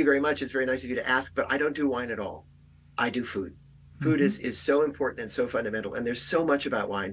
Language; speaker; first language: English; native; English